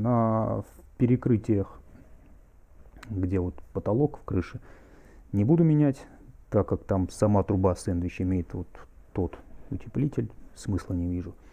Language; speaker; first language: Russian; native; Russian